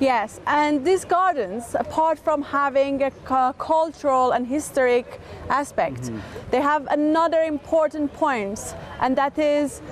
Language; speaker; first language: English; non-native, fluent; Persian